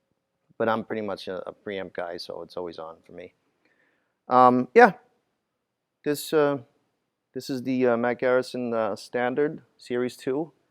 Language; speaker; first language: English; native; English